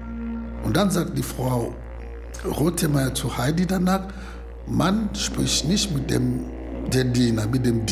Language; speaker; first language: German; non-native, fluent; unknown